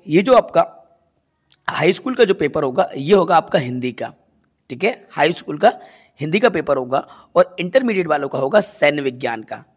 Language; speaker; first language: Hindi; native; Hindi